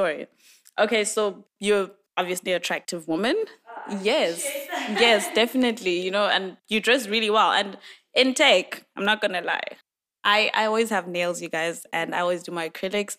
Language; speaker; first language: English; non-native, local second language; Swati